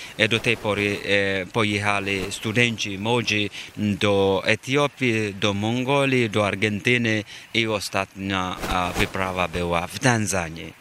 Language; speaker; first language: Polish; non-native, fluent; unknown